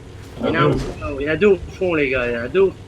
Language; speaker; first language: French; native; French